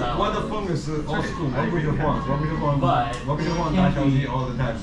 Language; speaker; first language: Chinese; non-native, learner; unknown